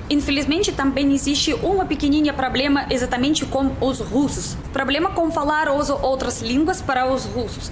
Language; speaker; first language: Portuguese; non-native, learner; Russian